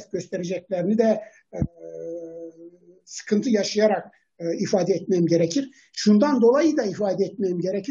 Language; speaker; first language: Turkish; native; Turkish